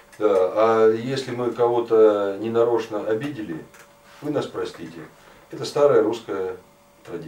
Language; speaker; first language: Russian; native; Russian